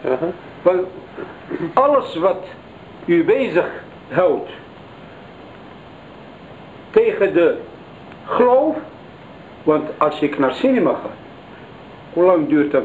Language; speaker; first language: Dutch; non-native, learner; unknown